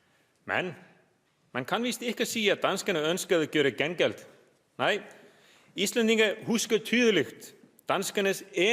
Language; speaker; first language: Danish; non-native, fluent; Icelandic